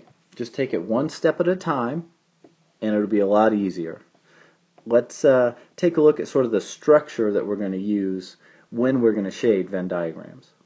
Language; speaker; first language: English; native; English